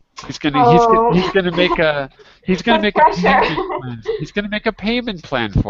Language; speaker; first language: English; native; English